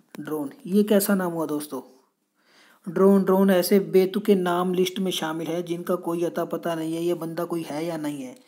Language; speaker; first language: Hindi; non-native, local second language; Punjabi